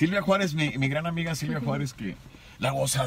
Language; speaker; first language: Spanish; native; Spanish